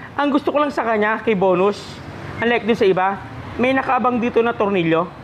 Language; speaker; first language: Filipino; non-native, local second language; Pampanga